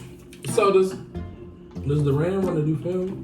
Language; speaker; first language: English; native; English